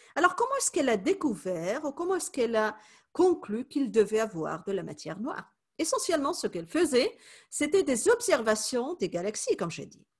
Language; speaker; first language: French; non-native, fluent; Spanish